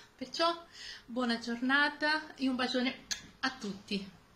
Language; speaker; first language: Italian; non-native, fluent; Portuguese